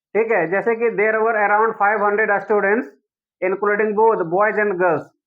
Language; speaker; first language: Hindi; native; Hindi